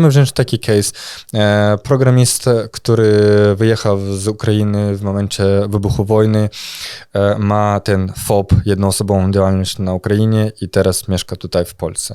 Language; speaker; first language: Polish; non-native, fluent; Russian